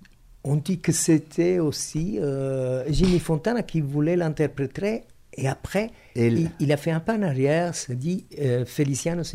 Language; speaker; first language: French; non-native, fluent; Italian